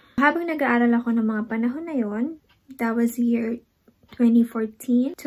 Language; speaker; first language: Filipino; non-native, local second language; Waray